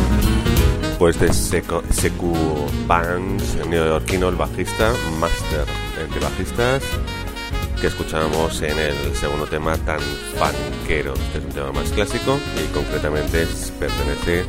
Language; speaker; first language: Spanish; native; Spanish